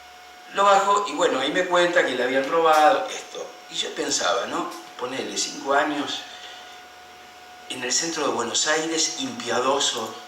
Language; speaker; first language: Spanish; native; Spanish